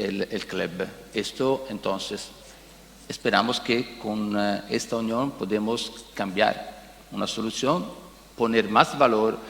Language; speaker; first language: Spanish; non-native, learner; Italian